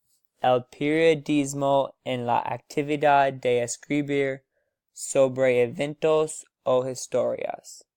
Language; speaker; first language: Spanish; non-native, learner; English